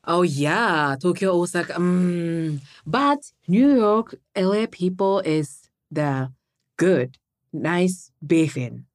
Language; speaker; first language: English; non-native, learner; Japanese